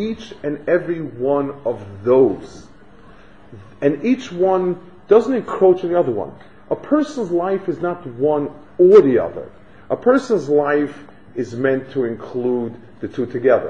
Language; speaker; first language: English; native; English